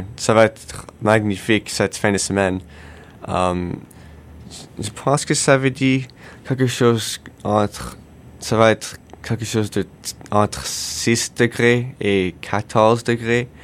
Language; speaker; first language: French; non-native, learner; English